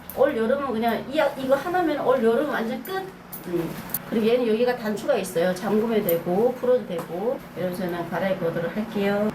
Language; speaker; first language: Korean; native; Korean